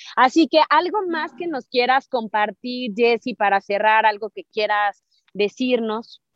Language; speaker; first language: Spanish; native; Spanish